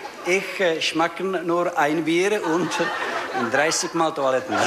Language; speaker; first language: German; non-native, learner; Czech